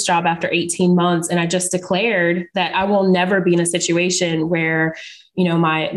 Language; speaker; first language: English; native; English